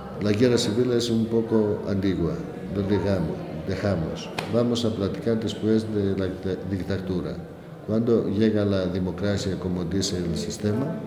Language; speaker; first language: Spanish; non-native, learner; Greek